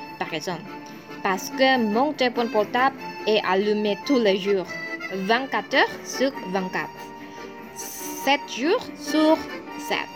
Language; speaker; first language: French; non-native, learner; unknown